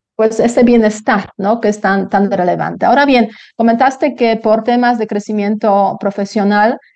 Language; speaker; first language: Spanish; non-native, fluent; Polish